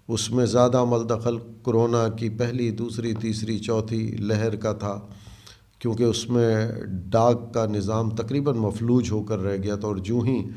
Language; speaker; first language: Urdu; native; Urdu